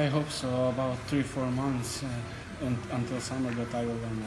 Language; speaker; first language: English; non-native, learner; Croatian